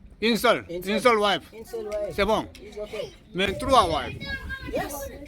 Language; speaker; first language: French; non-native, learner; Korean